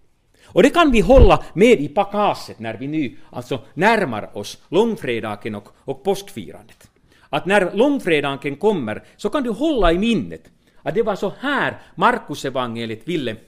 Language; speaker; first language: Swedish; non-native, fluent; Finnish